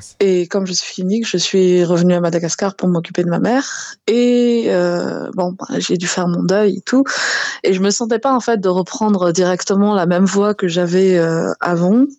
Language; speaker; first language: French; non-native, local second language; Malagasy